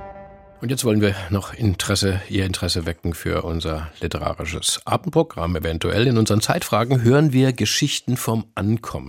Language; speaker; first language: German; native; German